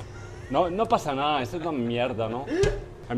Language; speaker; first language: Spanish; non-native, learner; French